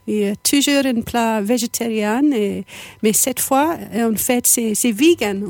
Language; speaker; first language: French; non-native, fluent; English